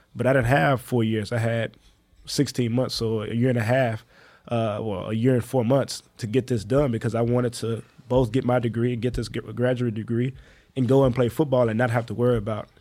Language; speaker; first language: English; native; English